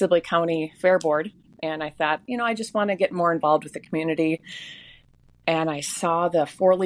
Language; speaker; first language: English; native; English